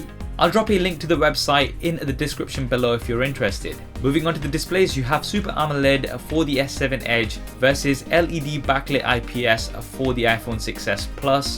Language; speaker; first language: English; native; English